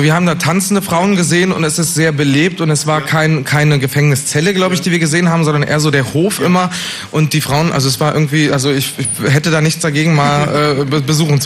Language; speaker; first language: German; native; German